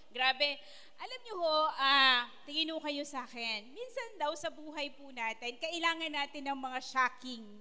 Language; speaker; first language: Filipino; non-native, local second language; Bikol